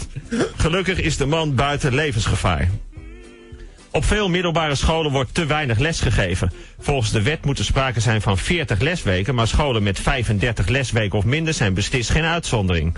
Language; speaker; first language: Dutch; native; Dutch